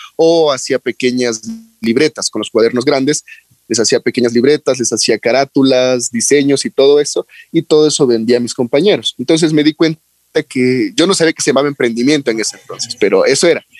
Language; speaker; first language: Spanish; native; Spanish